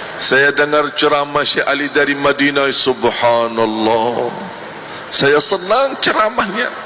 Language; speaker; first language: Malay; non-native, fluent; Arabic